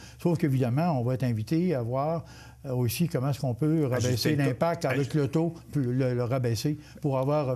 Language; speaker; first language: French; native; French